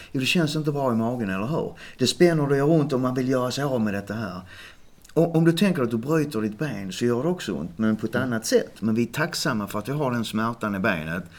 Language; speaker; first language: Swedish; native; Swedish